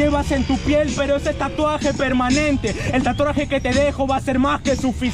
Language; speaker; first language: Spanish; native; Spanish